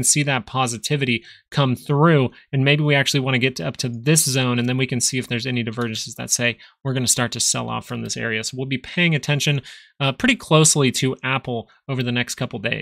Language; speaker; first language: English; native; English